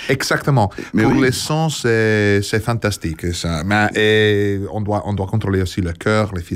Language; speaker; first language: French; non-native, fluent; Italian